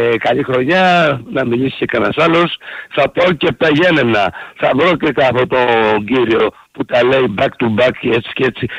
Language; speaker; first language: Greek; early bilingual, heritage; Greek